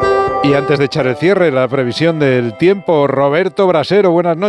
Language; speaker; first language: Spanish; native; Spanish